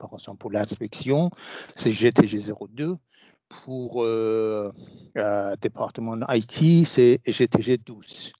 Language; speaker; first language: French; non-native, fluent; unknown